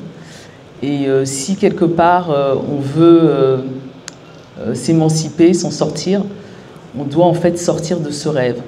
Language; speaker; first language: French; native; French